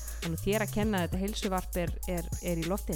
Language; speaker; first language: Icelandic; native; Icelandic